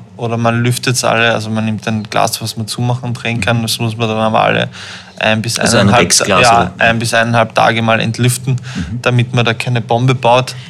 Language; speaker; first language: German; native; German